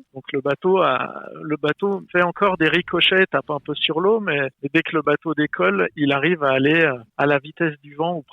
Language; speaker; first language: French; native; French